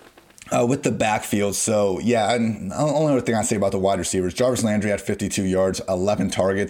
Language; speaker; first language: English; native; English